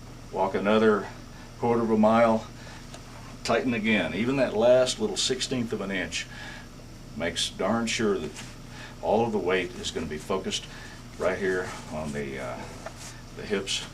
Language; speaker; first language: English; native; English